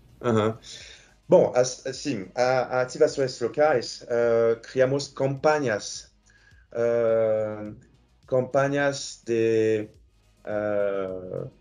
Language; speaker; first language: Portuguese; non-native, fluent; French